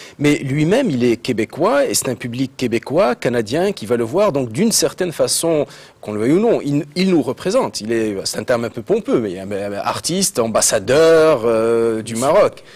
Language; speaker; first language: French; non-native, local second language; Arabic